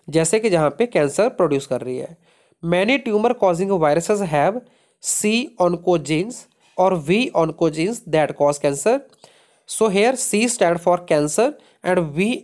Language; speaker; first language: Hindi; non-native, local second language; Punjabi